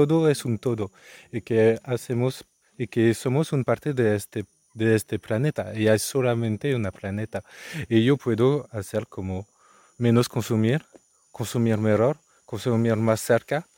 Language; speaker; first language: Spanish; non-native, learner; French